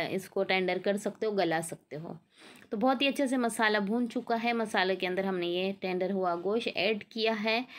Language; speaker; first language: Hindi; native; Hindi